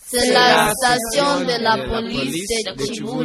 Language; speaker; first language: French; non-native, learner; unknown